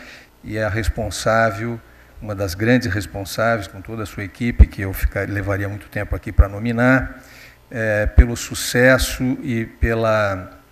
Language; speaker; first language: Portuguese; native; Portuguese